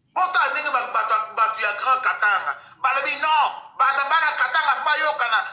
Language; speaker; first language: Lingala; non-native, local second language; Kongo